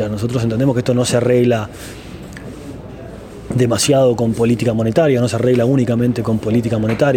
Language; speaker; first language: Spanish; native; Spanish